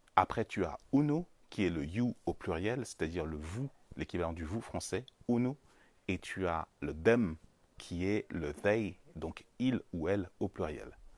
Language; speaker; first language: French; native; French